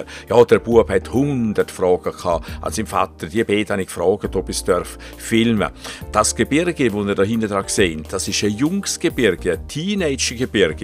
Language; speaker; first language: German; native; German